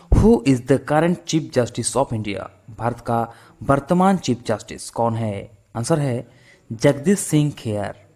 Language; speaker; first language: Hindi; non-native, local second language; Bangla